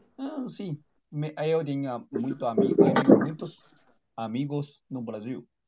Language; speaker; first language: Portuguese; non-native, learner; Chinese